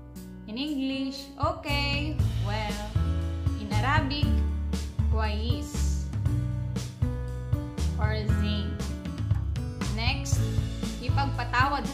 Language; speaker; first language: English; non-native, local second language; Filipino